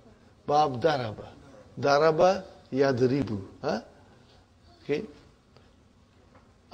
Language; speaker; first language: Arabic; non-native, fluent; Urdu